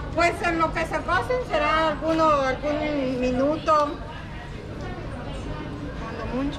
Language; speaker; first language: Spanish; native; Spanish